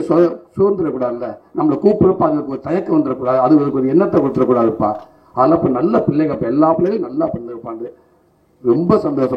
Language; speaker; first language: Tamil; native; Tamil